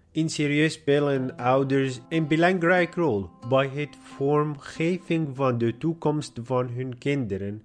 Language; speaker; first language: Dutch; non-native, learner; Arabic